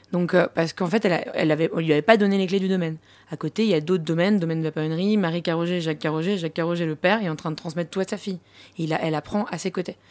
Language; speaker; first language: French; native; French